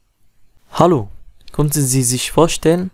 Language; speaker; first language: German; non-native, fluent; Arabic